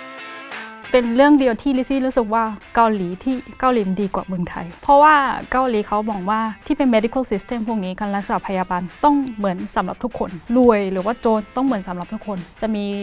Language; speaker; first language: Thai; non-native, fluent; Korean